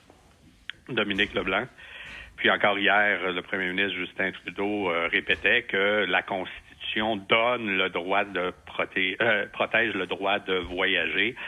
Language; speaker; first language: French; native; French